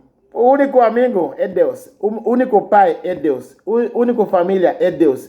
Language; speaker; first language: Portuguese; non-native, learner; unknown